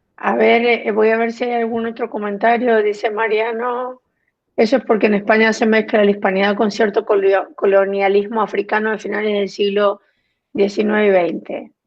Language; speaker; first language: Spanish; native; Spanish